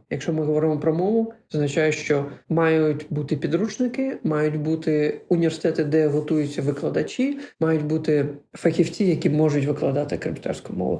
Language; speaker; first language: Ukrainian; non-native, local second language; Crimean Tatar